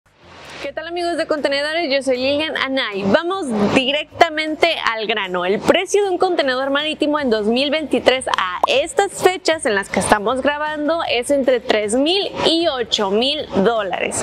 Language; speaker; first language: Spanish; native; Spanish